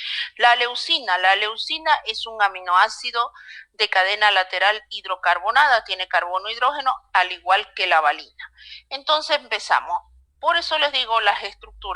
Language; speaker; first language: Spanish; native; Spanish